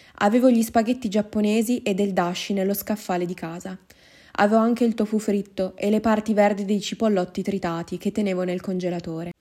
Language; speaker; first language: Italian; non-native, fluent; Japanese